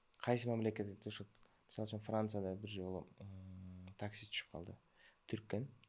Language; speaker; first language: Kyrgyz; early bilingual, other home language; Russian